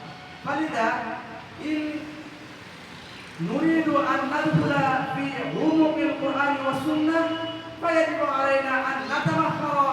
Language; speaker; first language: Arabic; non-native, fluent; Bangla